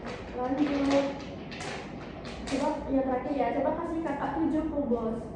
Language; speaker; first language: Indonesian; native; Indonesian